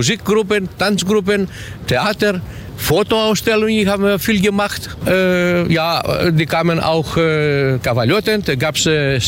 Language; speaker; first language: German; non-native, learner; Greek